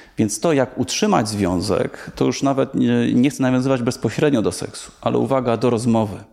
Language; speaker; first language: Polish; native; Polish